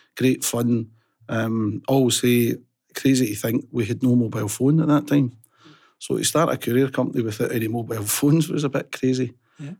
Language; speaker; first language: English; native; English